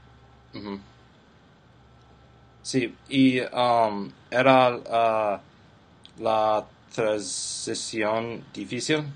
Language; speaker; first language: Spanish; non-native, learner; English